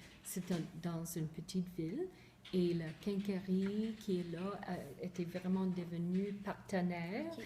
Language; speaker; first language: French; non-native, fluent; English